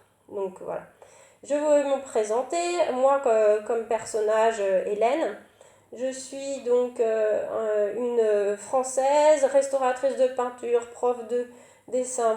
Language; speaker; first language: French; native; French